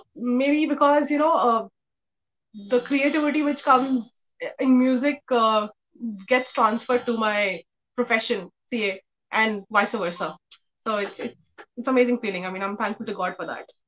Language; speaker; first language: English; non-native, local second language; Hindi